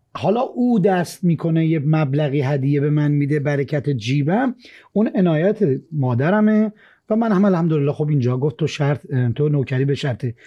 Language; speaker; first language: Persian; native; Persian